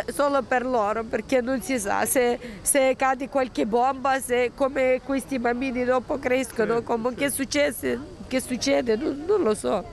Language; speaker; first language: Italian; non-native, learner; Ukrainian